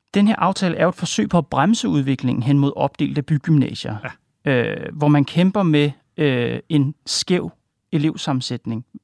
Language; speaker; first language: Danish; native; Danish